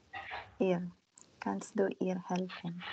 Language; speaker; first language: German; non-native, learner; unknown